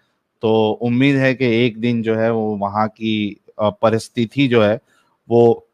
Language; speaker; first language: Hindi; native; Hindi